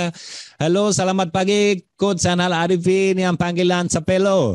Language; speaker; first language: Indonesian; non-native, fluent; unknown